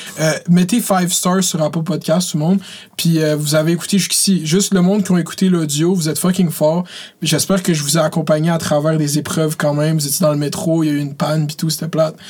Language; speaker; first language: French; native; French